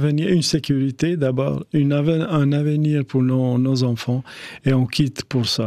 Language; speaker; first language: French; non-native, fluent; Albanian